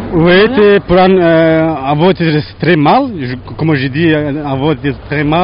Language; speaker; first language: French; non-native, learner; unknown